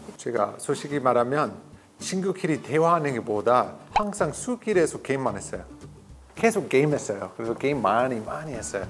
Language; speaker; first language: Korean; non-native, fluent; English